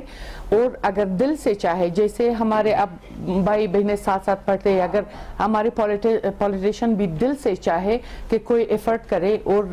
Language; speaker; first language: Hindi; non-native, fluent; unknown